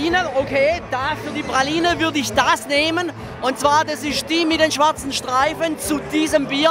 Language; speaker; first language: German; native; German